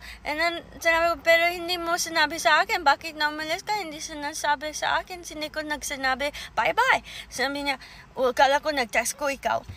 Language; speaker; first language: Filipino; early bilingual, heritage; English